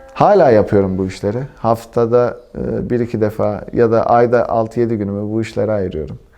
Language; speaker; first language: Turkish; native; Turkish